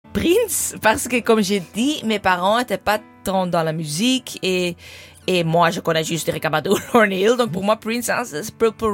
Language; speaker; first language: French; non-native, fluent; English